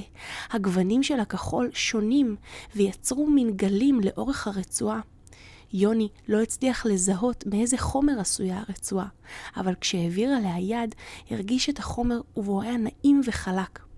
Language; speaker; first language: Hebrew; native; Hebrew